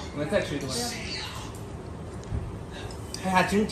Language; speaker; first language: Chinese; native; Chinese